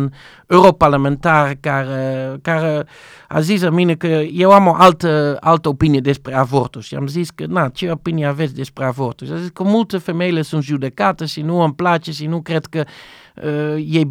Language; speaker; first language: Romanian; non-native, learner; Dutch